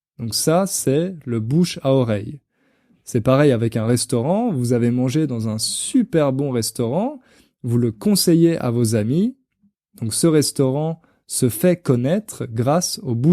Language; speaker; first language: French; native; French